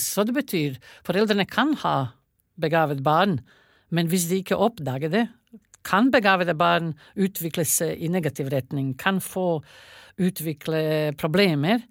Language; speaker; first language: Norwegian; non-native, fluent; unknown